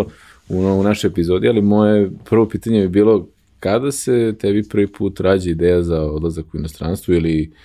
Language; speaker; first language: Serbian; native; Serbian